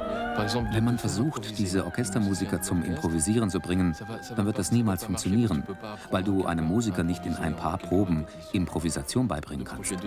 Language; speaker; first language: German; native; German